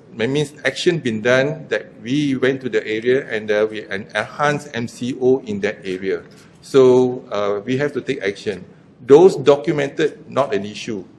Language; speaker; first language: English; non-native, local second language; Malay